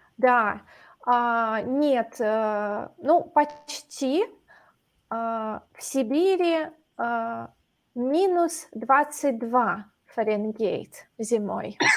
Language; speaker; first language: Russian; native; Russian